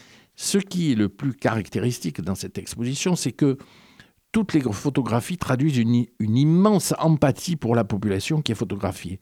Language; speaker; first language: French; native; French